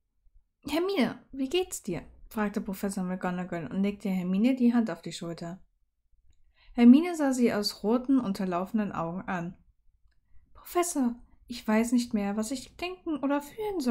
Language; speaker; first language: German; native; German